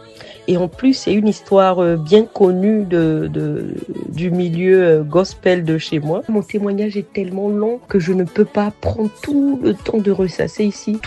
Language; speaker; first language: French; non-native, local second language; Sango